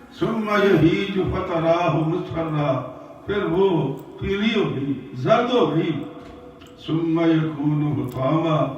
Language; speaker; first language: Urdu; non-native, local second language; Punjabi